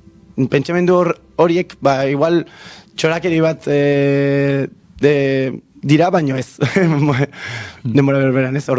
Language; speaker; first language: Basque; non-native, local second language; Spanish